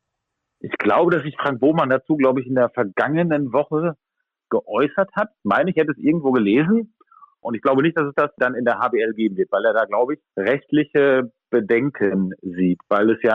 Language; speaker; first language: German; native; German